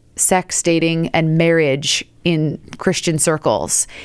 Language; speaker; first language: English; native; English